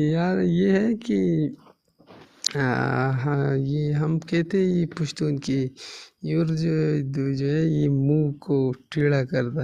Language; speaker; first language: Hindi; non-native, local second language; Pashto